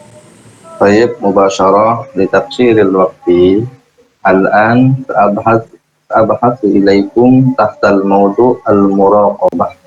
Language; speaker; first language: Arabic; non-native, learner; Indonesian